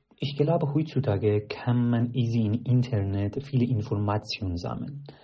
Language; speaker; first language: German; non-native, fluent; Persian